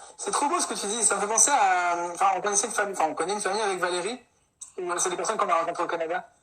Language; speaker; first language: French; native; French